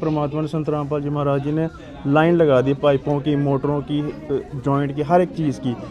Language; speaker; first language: Hindi; non-native, local second language; Punjabi